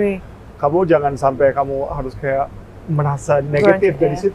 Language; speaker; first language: Indonesian; early bilingual, heritage; English